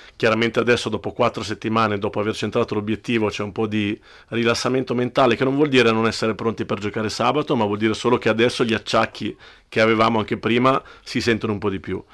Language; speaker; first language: Italian; native; Italian